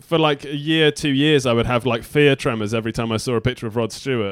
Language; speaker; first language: English; native; English